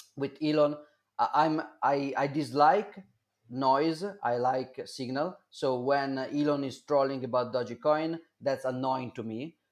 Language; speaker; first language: English; non-native, fluent; Italian